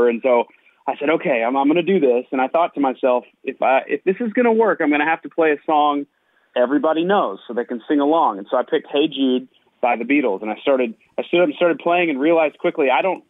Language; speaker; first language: English; native; English